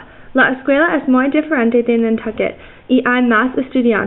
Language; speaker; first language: Spanish; non-native, learner; English